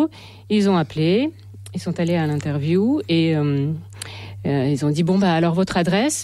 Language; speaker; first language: French; non-native, fluent; Russian